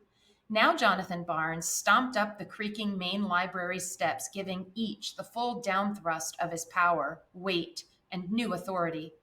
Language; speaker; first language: English; native; English